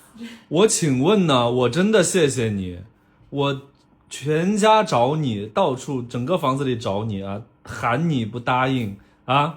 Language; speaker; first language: Chinese; native; Chinese